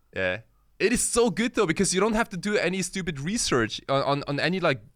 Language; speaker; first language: English; early bilingual, other home language; Japanese